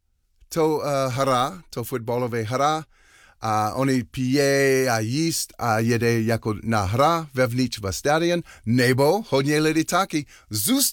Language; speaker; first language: Czech; non-native, learner; English